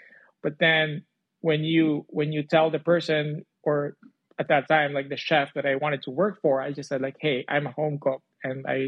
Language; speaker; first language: English; non-native, local second language; Cebuano